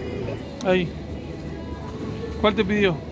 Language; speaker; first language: Spanish; native; Spanish